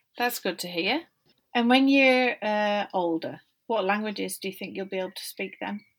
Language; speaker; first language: English; native; English